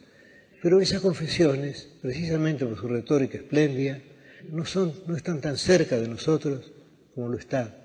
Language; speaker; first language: Spanish; native; Spanish